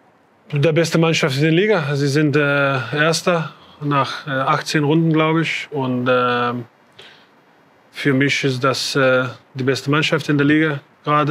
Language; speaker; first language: German; non-native, fluent; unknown